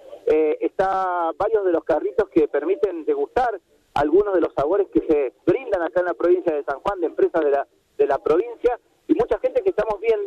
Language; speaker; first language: Spanish; native; Spanish